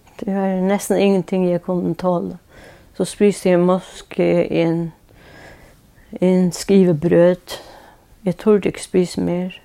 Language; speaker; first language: Danish; non-native, local second language; Faroese